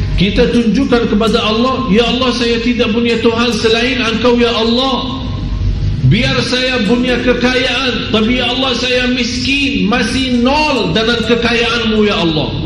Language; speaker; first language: Malay; non-native, fluent; Arabic